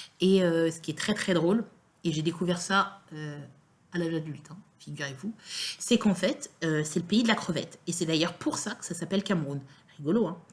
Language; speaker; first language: French; native; French